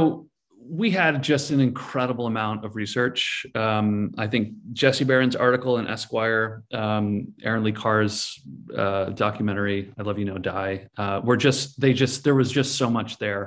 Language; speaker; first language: English; native; English